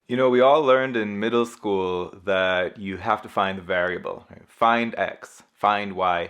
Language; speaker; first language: English; native; English